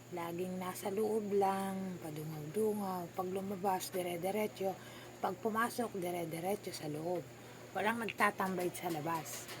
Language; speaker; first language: Filipino; native; Filipino